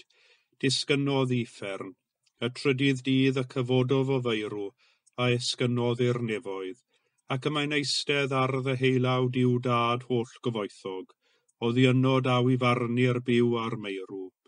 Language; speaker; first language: Welsh; native; Welsh